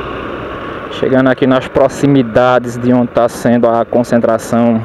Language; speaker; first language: Portuguese; native; Portuguese